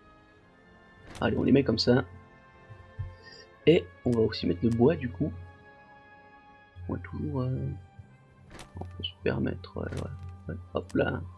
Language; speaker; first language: French; native; French